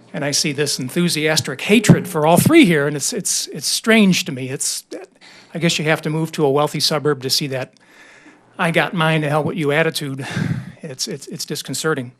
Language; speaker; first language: English; native; English